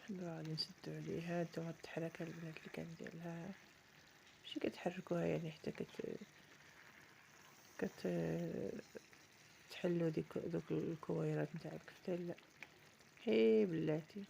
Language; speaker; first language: Arabic; native; Arabic